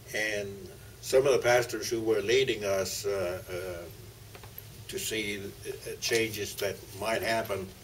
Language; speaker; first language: English; early bilingual, other home language; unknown